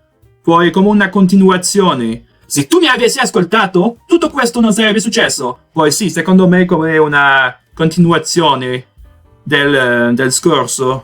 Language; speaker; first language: Italian; non-native, learner; Portuguese